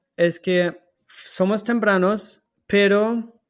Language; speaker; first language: Spanish; non-native, fluent; German